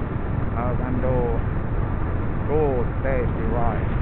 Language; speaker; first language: English; non-native, learner; Finnish